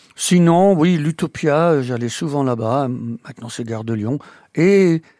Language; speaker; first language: French; non-native, fluent; English